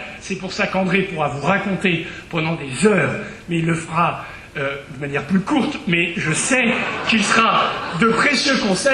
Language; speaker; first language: French; native; French